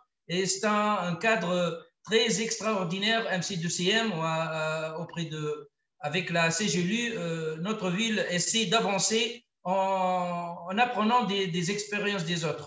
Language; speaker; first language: French; non-native, local second language; Arabic